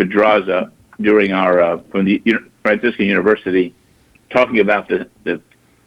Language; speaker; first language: English; native; English